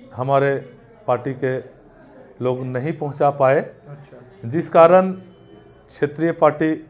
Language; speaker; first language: Hindi; native; Hindi